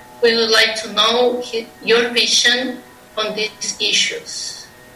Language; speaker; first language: English; non-native, fluent; Spanish